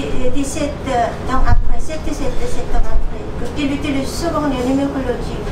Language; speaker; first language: French; non-native, fluent; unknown